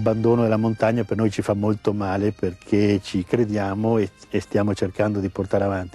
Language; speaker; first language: Italian; native; Italian